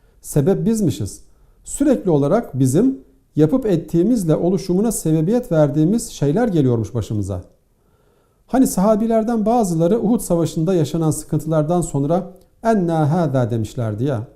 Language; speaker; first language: Turkish; native; Turkish